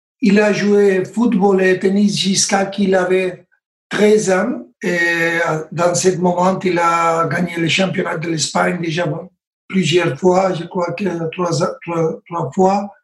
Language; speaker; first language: French; non-native, learner; Spanish